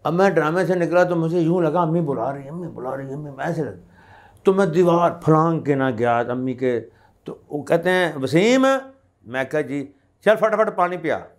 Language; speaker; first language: Urdu; non-native, local second language; Punjabi